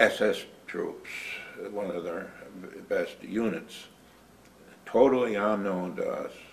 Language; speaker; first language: English; native; English